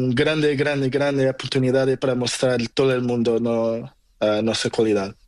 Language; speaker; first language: Spanish; non-native, learner; Portuguese